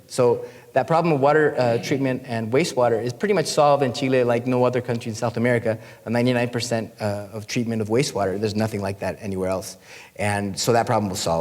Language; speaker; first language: English; non-native, fluent; Spanish